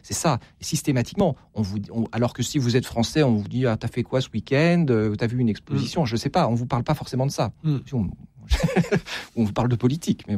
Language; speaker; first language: French; native; French